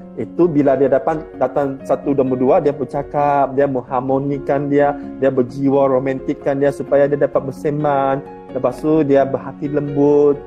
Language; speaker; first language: Malay; non-native, local second language; Chinese